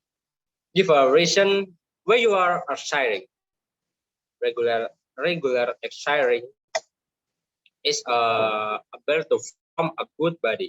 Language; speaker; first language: English; non-native, learner; Indonesian